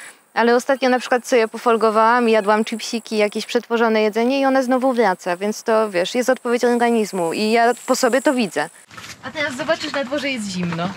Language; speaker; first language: Polish; native; Polish